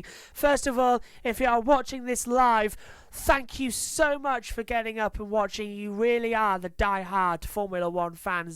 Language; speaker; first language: English; native; English